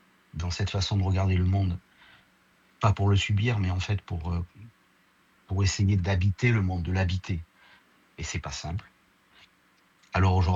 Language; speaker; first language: French; native; French